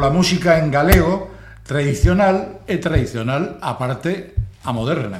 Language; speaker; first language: Galician; non-native, local second language; Spanish